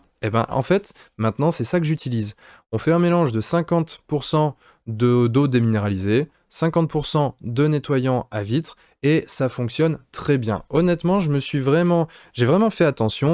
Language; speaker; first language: French; native; French